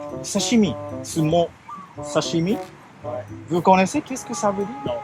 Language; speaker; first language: French; non-native, learner; Japanese